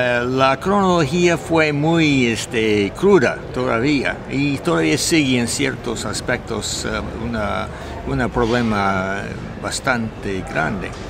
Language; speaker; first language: Spanish; non-native, fluent; English